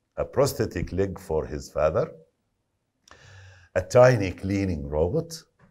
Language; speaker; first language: English; non-native, fluent; Arabic